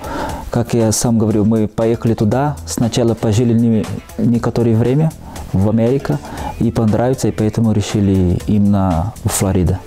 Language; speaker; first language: Russian; non-native, fluent; Portuguese